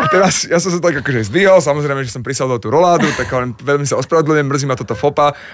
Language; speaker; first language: Slovak; native; Slovak